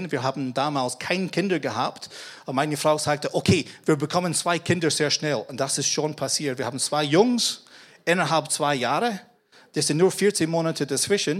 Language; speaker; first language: German; non-native, fluent; English